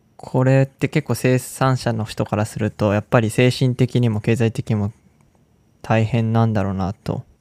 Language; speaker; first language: Japanese; native; Japanese